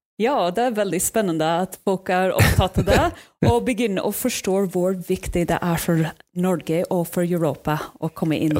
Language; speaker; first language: Norwegian; non-native, fluent; English